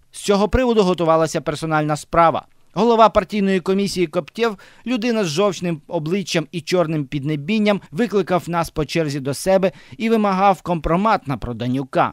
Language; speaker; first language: Ukrainian; native; Ukrainian